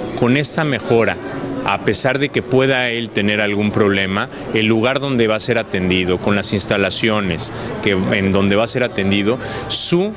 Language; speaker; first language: Spanish; native; Spanish